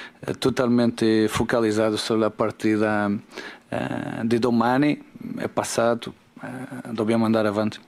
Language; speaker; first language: Italian; non-native, learner; Portuguese